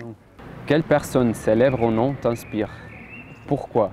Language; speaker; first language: French; non-native, fluent; Portuguese